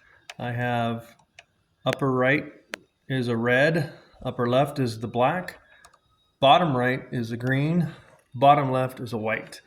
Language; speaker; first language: English; native; English